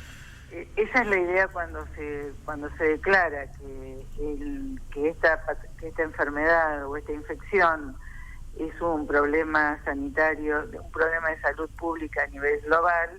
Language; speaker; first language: Spanish; native; Spanish